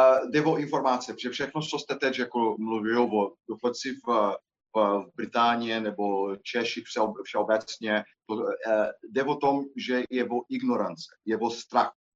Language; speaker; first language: Czech; non-native, fluent; Portuguese